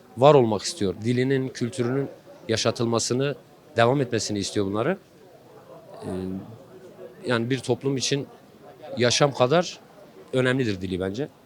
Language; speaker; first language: Turkish; non-native, local second language; Kurdish